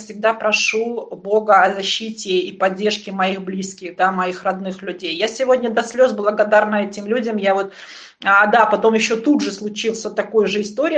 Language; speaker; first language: Russian; native; Russian